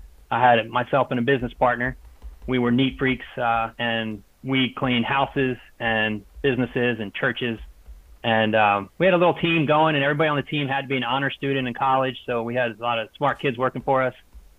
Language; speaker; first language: English; native; English